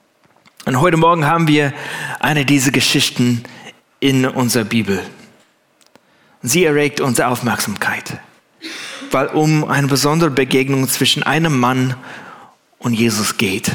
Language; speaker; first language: German; non-native, fluent; English